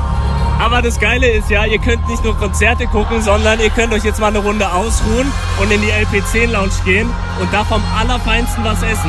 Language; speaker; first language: German; native; German